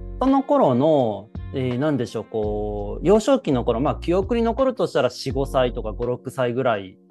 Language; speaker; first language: Japanese; native; Japanese